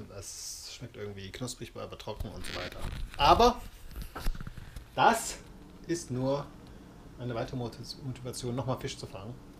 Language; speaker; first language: German; native; German